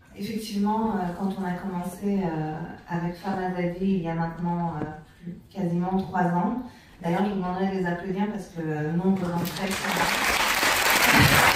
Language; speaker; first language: French; early bilingual, other home language; Persian